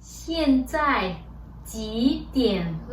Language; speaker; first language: Chinese; non-native, fluent; English